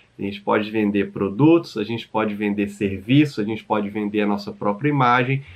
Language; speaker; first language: Portuguese; native; Portuguese